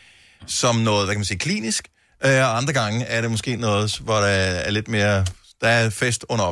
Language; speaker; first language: Danish; native; Danish